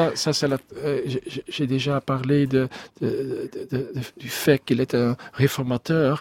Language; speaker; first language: French; non-native, learner; Dutch